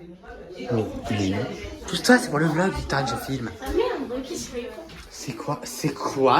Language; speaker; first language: French; native; French